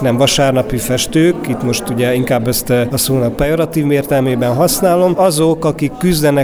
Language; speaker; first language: Hungarian; native; Hungarian